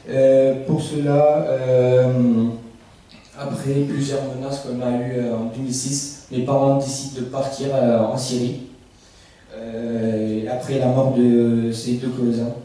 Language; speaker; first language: French; non-native, fluent; Arabic